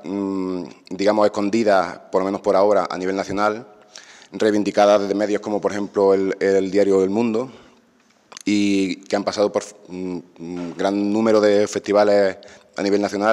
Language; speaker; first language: Spanish; native; Spanish